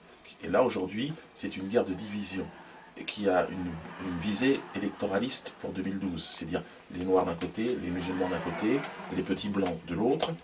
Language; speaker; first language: French; native; French